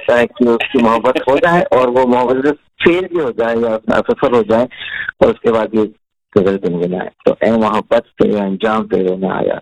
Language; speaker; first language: Hindi; native; Hindi